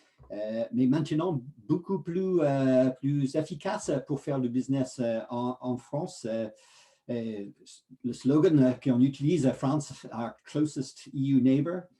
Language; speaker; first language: French; non-native, fluent; English